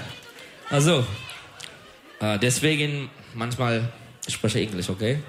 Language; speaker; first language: German; non-native, learner; Turkish